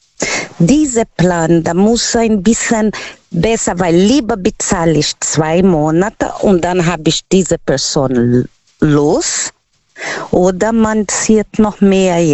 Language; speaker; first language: German; non-native, learner; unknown